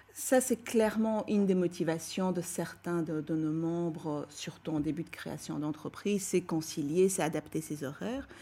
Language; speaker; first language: French; non-native, fluent; Bulgarian